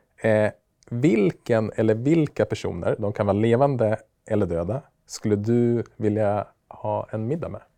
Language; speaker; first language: Swedish; native; Swedish